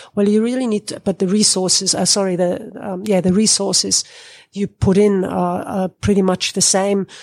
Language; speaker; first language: English; non-native, fluent; German